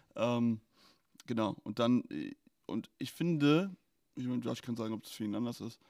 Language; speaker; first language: German; native; German